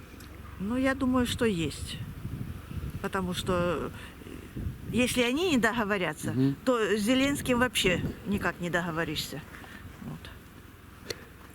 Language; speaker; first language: Russian; native; Russian